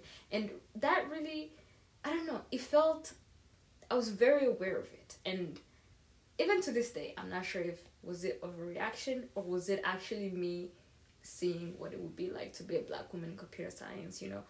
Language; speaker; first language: English; non-native, local second language; Kinyarwanda